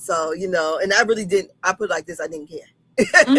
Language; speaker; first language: English; native; English